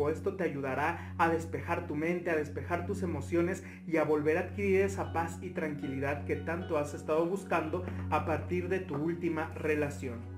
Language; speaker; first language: Spanish; native; Spanish